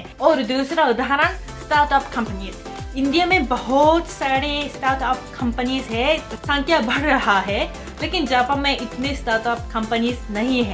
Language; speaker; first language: Hindi; non-native, fluent; Japanese